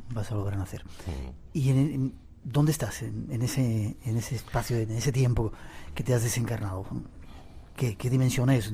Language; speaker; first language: Spanish; native; Spanish